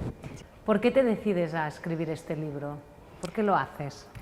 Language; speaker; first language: Spanish; non-native, local second language; Catalan